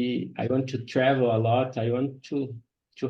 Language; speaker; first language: English; non-native, learner; Portuguese